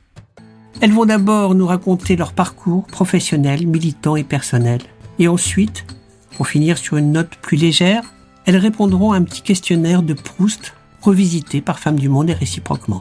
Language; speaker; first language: French; native; French